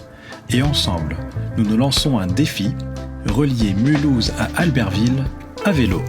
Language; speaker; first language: French; native; French